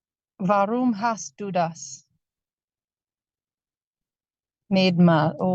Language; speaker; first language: German; non-native, learner; English